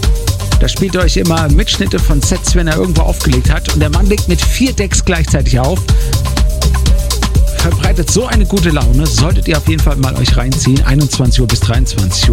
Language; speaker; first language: German; native; German